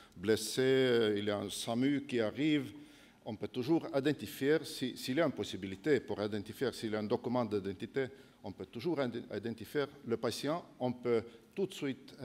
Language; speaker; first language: French; non-native, fluent; Estonian